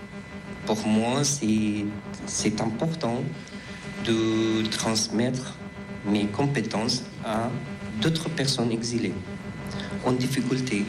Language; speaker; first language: French; non-native, fluent; Persian